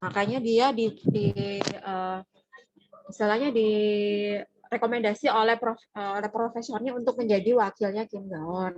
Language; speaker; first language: Indonesian; native; Indonesian